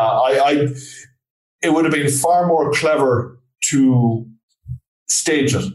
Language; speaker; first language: English; native; English